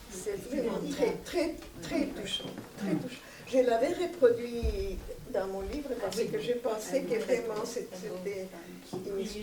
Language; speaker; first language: French; non-native, fluent; Spanish